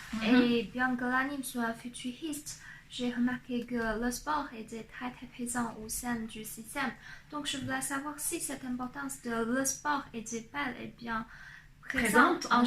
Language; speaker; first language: French; non-native, fluent; Chinese